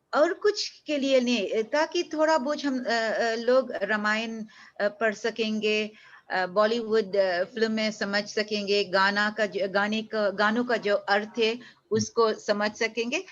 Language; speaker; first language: Hindi; non-native, fluent; English